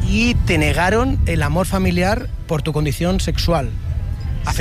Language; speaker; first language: Spanish; native; Spanish